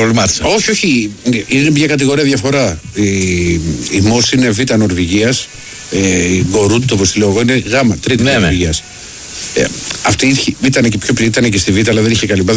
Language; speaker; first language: Greek; native; Greek